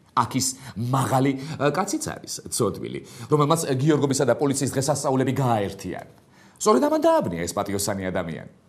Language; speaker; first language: Georgian; native; Georgian